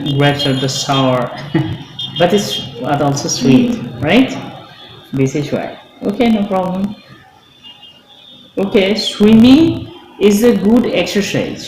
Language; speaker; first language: English; non-native, fluent; Bangla